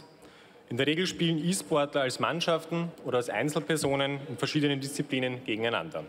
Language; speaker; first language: German; native; German